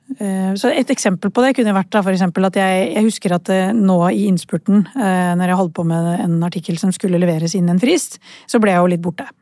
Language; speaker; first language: Norwegian; early bilingual, other home language; Urdu